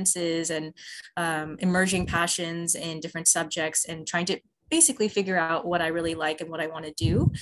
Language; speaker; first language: English; native; English